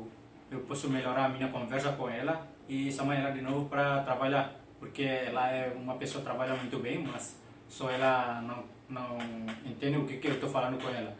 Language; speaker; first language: Portuguese; non-native, local second language; Tetum